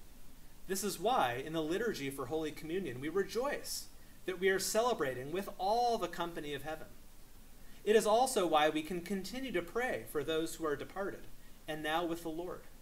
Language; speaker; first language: English; native; English